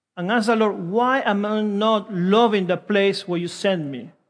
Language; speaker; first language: English; non-native, fluent; Spanish